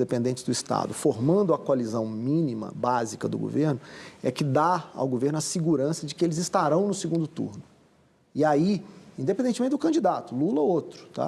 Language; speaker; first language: Portuguese; native; Portuguese